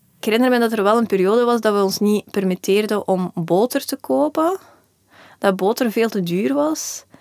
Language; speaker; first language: Dutch; early bilingual, other home language; Russian